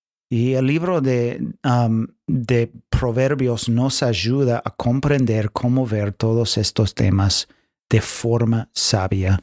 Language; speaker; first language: Spanish; non-native, fluent; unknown